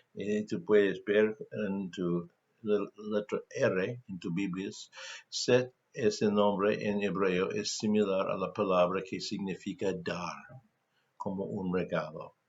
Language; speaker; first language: Spanish; non-native, fluent; English